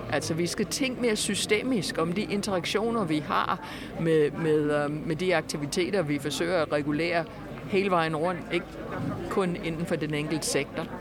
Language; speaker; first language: Danish; non-native, fluent; English